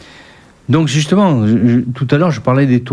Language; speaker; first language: French; native; French